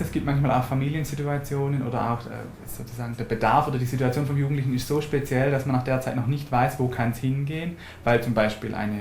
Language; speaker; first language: German; native; German